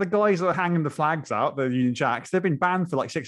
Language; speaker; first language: English; native; English